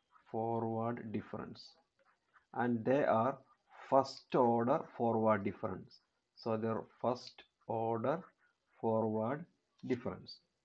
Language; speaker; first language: English; non-native, local second language; Malayalam